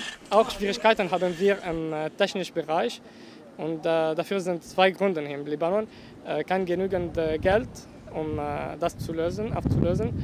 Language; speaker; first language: German; non-native, learner; Arabic